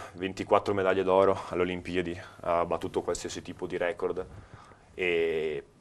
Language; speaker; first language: Italian; native; Italian